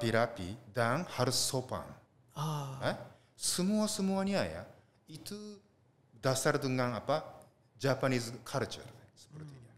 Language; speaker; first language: Indonesian; non-native, learner; Japanese